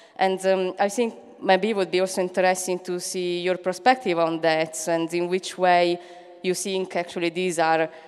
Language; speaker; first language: English; non-native, fluent; Italian